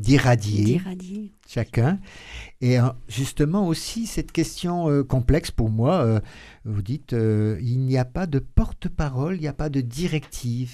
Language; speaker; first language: French; native; French